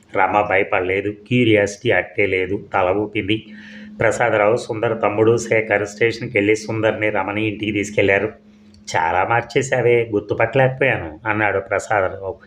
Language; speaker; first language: Telugu; native; Telugu